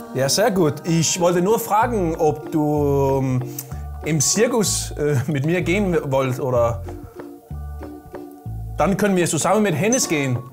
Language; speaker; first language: German; non-native, learner; Danish